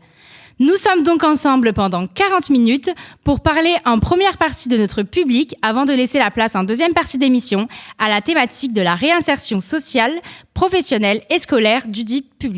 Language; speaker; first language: French; native; French